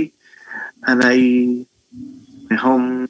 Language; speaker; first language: English; non-native, fluent; Spanish